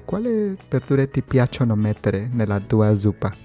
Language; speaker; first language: Italian; non-native, learner; Spanish